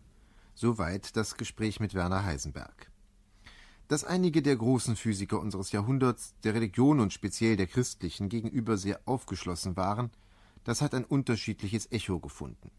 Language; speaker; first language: German; native; German